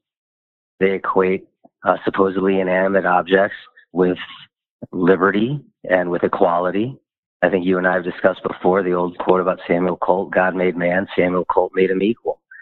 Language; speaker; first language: English; native; English